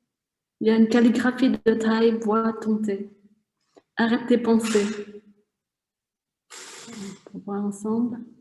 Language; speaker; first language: French; non-native, fluent; Vietnamese